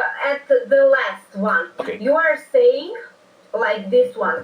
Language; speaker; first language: English; non-native, fluent; Serbian